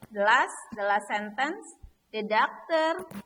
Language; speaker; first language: English; non-native, learner; Indonesian